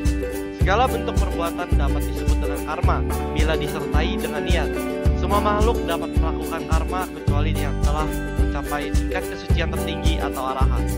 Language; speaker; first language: Indonesian; native; Indonesian